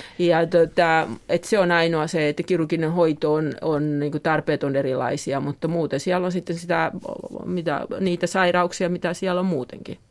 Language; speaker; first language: Finnish; native; Finnish